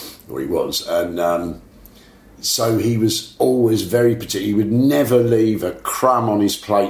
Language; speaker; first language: English; native; English